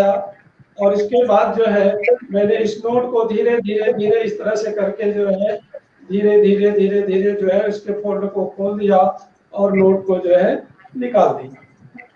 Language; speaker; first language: Hindi; native; Hindi